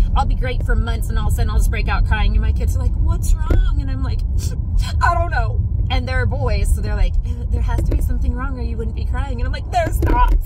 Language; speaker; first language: English; native; English